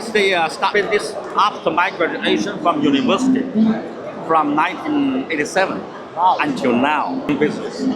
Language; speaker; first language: English; non-native, learner; Chinese